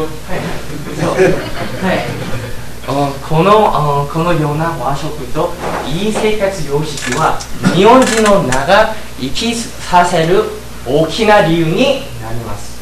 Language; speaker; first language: Japanese; non-native, learner; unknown